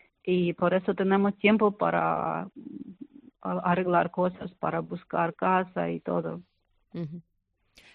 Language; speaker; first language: Spanish; non-native, learner; Ukrainian